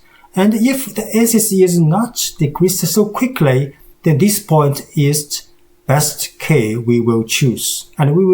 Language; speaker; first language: English; non-native, fluent; Chinese